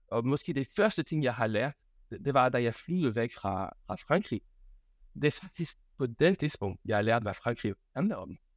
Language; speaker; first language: Danish; non-native, fluent; French